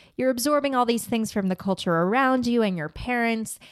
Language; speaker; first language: English; native; English